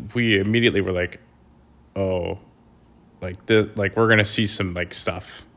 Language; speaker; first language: English; native; English